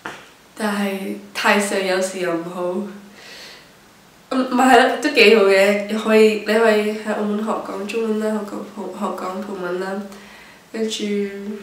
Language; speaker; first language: Cantonese; non-native, local second language; English